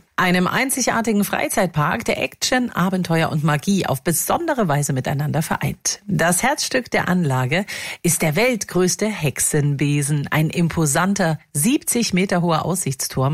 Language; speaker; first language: German; native; German